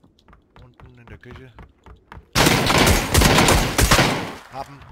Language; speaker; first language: German; native; German